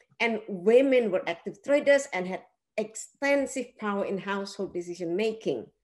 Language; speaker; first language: English; non-native, fluent; Indonesian